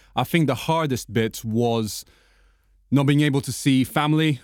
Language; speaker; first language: English; non-native, fluent; Portuguese